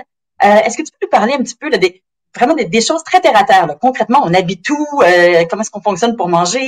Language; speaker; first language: French; native; French